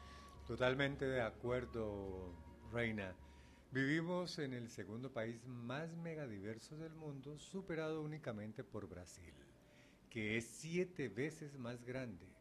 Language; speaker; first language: Spanish; native; Spanish